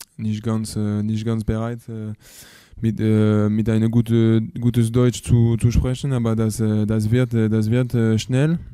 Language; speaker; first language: German; non-native, learner; French